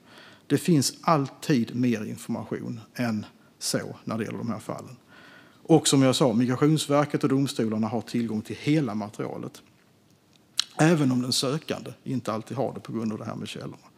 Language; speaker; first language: Swedish; native; Swedish